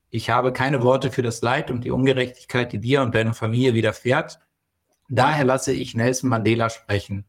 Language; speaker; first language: German; native; German